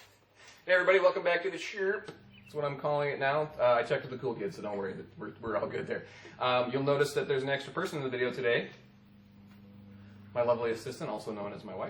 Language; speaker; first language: English; native; English